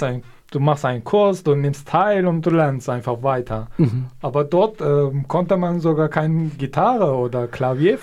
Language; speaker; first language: German; non-native, fluent; Kurdish